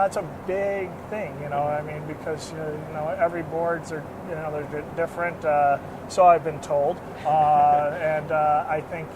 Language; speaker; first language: English; native; English